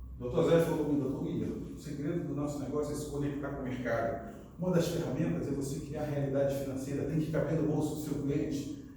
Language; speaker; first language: Portuguese; native; Portuguese